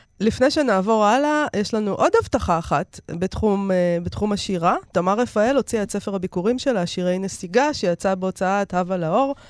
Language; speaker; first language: Hebrew; native; Hebrew